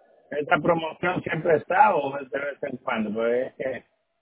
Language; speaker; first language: Spanish; native; Spanish